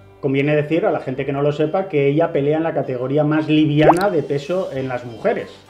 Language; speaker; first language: Spanish; native; Spanish